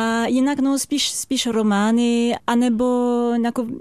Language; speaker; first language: Czech; non-native, fluent; French